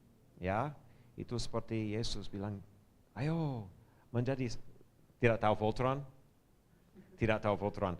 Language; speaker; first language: Indonesian; non-native, fluent; English